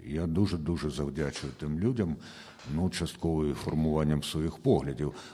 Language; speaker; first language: Ukrainian; native; Ukrainian